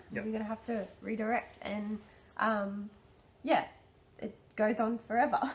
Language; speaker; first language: English; native; English